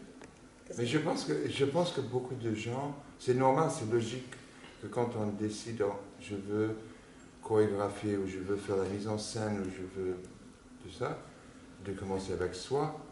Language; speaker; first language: French; non-native, fluent; English